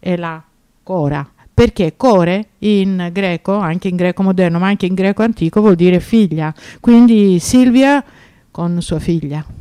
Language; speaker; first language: Italian; non-native, fluent; Greek